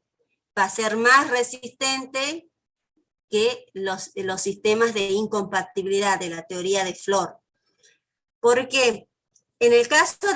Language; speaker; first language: Spanish; native; Spanish